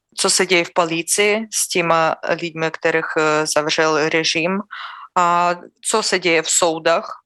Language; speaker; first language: Czech; non-native, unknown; Russian